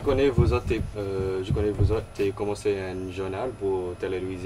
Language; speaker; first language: French; non-native, local second language; English